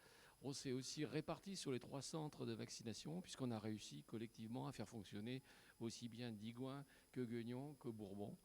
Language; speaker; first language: French; native; French